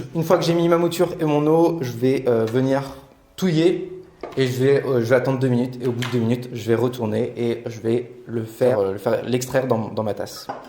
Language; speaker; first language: French; native; French